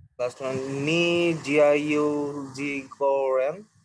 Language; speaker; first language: Chinese; non-native, learner; Bangla